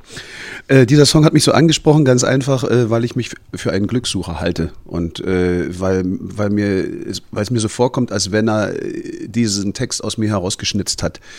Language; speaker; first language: German; native; German